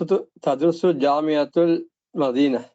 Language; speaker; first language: Arabic; non-native, learner; Tamil